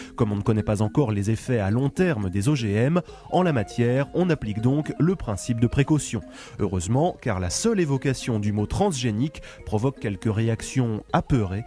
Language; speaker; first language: French; native; French